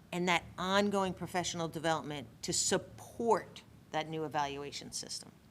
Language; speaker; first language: English; native; English